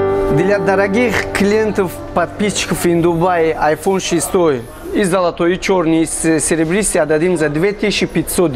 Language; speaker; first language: Russian; non-native, fluent; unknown